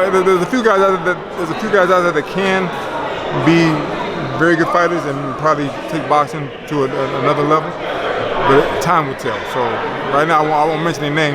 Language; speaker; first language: English; native; English